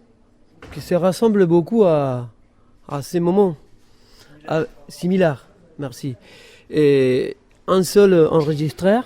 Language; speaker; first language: French; non-native, fluent; Spanish